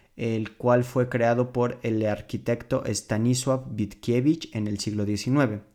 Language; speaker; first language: Spanish; native; Spanish